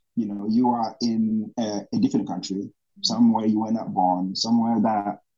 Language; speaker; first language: English; non-native, local second language; Rundi